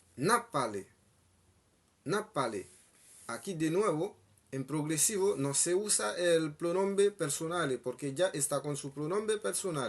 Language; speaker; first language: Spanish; non-native, fluent; Haitian Creole